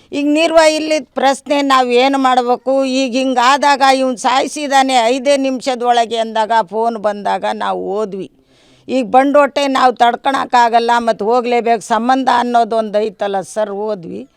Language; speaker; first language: Kannada; non-native, local second language; Lambadi